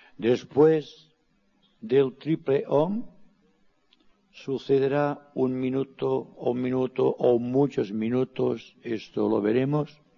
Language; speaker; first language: Spanish; non-native, local second language; Catalan